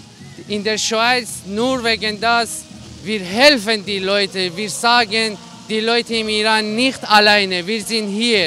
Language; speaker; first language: German; non-native, learner; Persian